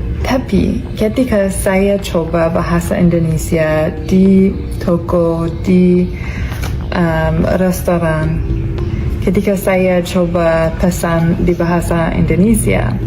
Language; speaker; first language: Indonesian; non-native, learner; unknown